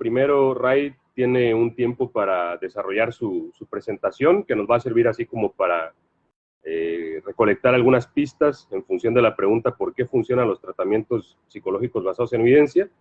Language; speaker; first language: Spanish; native; Spanish